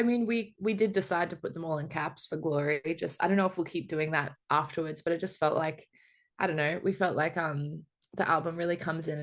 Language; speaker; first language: English; native; English